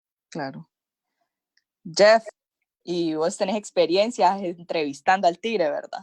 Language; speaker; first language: Spanish; native; Spanish